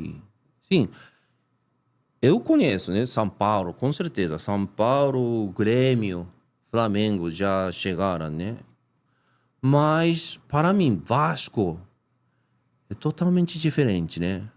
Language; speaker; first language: Portuguese; non-native, learner; Japanese